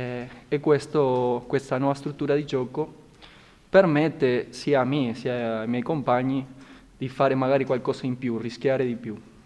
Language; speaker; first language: Italian; non-native, fluent; Spanish